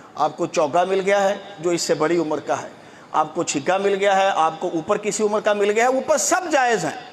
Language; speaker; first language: Urdu; non-native, local second language; Punjabi